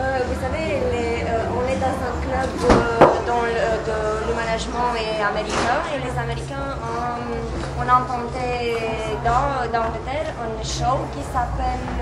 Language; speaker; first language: French; non-native, fluent; Romanian